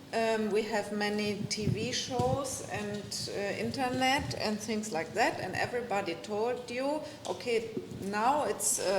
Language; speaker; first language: English; non-native, fluent; German